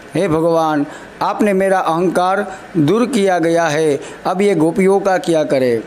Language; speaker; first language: Hindi; non-native, local second language; Gujarati